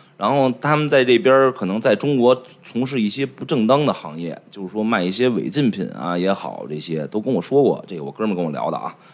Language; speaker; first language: Chinese; native; Chinese